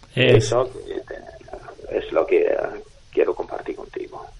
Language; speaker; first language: Spanish; non-native, fluent; Chinese